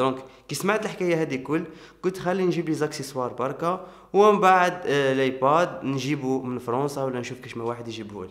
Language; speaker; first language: Arabic; native; Arabic